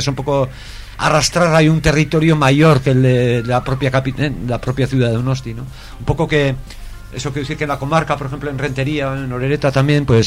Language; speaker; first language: Spanish; native; Spanish